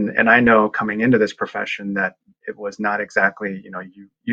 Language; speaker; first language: English; early bilingual, other home language; Chinese